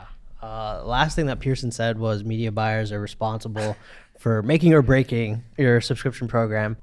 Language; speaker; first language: English; native; English